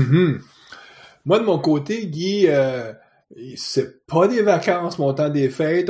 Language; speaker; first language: French; native; French